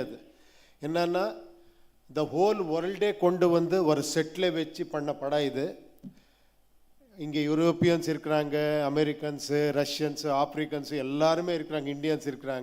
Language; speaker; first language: Tamil; non-native, learner; Kannada